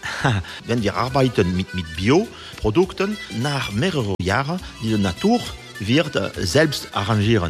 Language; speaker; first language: German; non-native, fluent; French